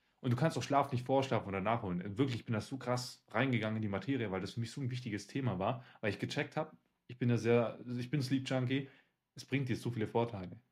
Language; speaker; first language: German; early bilingual, other home language; Russian